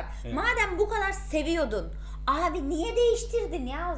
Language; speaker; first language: Turkish; native; Turkish